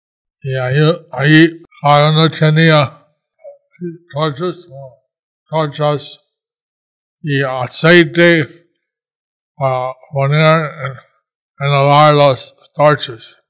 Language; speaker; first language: Spanish; non-native, learner; English